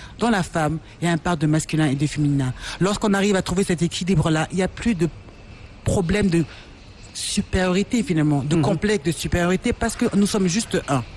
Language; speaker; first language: French; non-native, local second language; Lingala